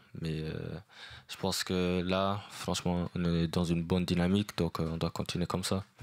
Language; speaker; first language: French; non-native, fluent; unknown